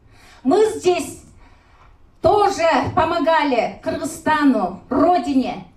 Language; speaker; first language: Russian; non-native, local second language; Kyrgyz